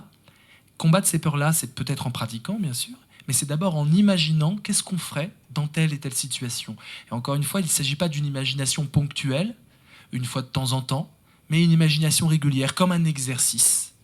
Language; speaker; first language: French; native; French